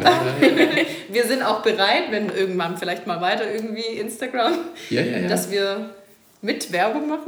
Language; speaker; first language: German; native; German